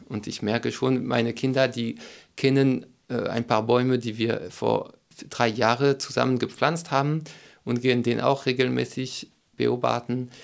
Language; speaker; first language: German; non-native, fluent; French